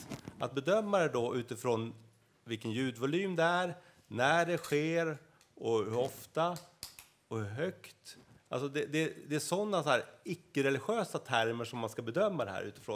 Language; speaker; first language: Swedish; native; Swedish